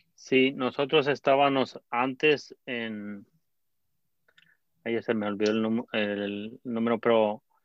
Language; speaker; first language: Spanish; native; Spanish